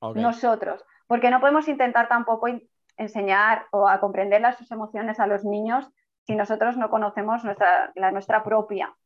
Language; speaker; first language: Spanish; native; Spanish